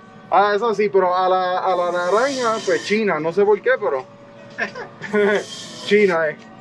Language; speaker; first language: Spanish; native; Spanish